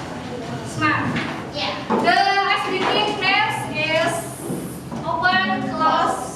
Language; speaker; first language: English; non-native, local second language; Indonesian